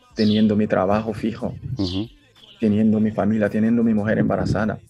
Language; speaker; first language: Spanish; non-native, fluent; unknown